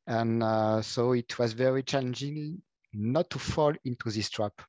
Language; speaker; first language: English; non-native, fluent; French